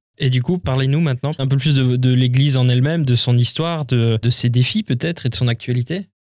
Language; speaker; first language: French; native; French